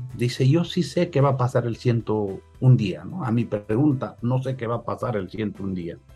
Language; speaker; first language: Spanish; native; Spanish